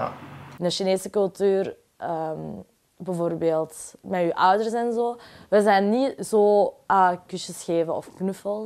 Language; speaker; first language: Dutch; early bilingual, other home language; Cantonese